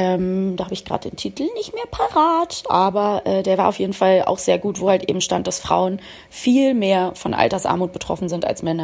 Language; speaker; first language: German; native; German